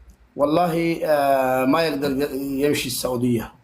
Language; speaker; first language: Arabic; non-native, learner; Oromo